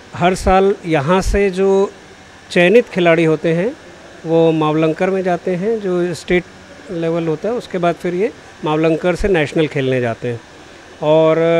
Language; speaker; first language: Hindi; native; Hindi